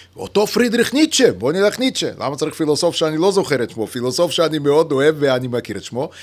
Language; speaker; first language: Hebrew; non-native, fluent; Yiddish